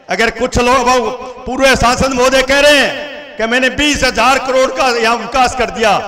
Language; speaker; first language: Hindi; native; Hindi